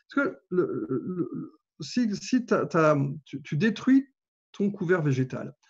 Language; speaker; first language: French; native; French